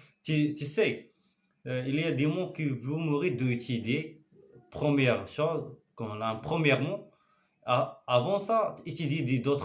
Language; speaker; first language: French; non-native, learner; Arabic